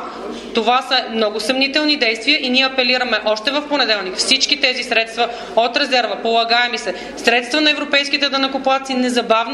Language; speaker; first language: Bulgarian; native; Bulgarian